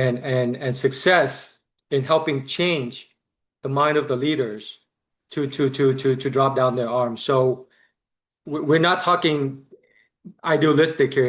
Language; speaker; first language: English; non-native, learner; Vietnamese